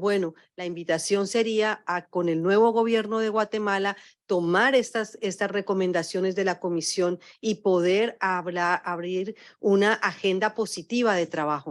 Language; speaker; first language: Spanish; native; Spanish